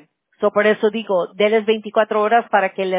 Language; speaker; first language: Spanish; early bilingual, heritage; Spanish